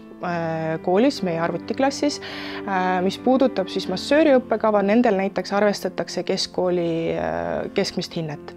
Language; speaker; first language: Estonian; native; Estonian